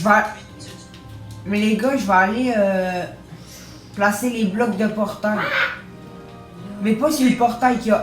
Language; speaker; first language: French; native; French